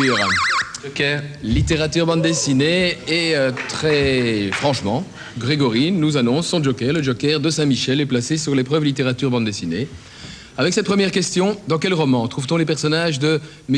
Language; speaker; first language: French; native; French